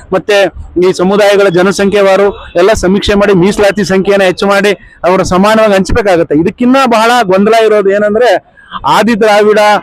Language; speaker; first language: Kannada; non-native, local second language; Lambadi